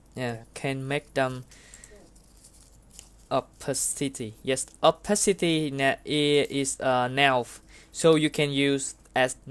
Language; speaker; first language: English; non-native, learner; Vietnamese